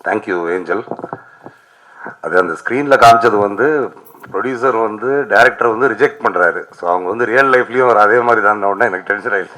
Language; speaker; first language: Tamil; native; Tamil